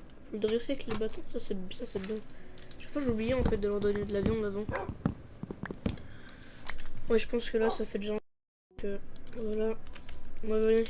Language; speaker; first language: French; native; French